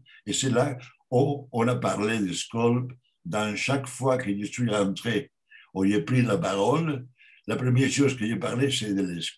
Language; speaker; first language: French; non-native, learner; Spanish